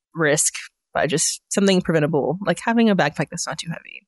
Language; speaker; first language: English; native; English